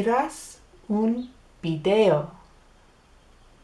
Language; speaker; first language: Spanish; non-native, learner; English